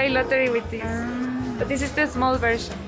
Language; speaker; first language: English; non-native, fluent; Spanish